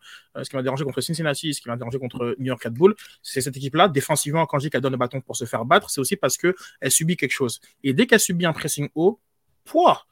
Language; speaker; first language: French; native; French